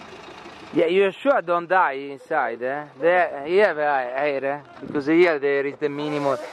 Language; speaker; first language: English; non-native, learner; Italian